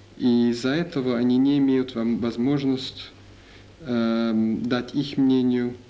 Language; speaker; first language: Russian; non-native, learner; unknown